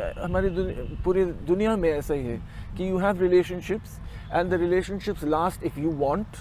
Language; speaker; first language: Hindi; non-native, local second language; Marathi